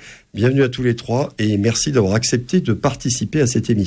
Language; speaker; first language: French; native; French